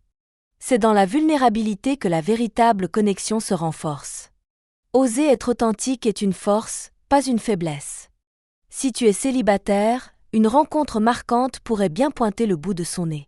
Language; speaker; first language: French; native; French